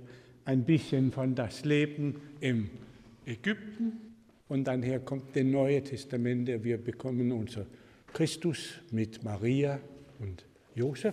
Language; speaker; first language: German; non-native, fluent; Danish